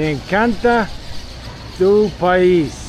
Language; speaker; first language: Spanish; non-native, learner; English